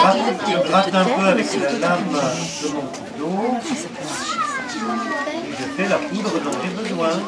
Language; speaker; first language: French; native; French